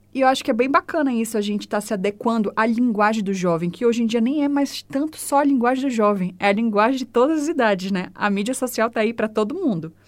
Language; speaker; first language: Portuguese; native; Portuguese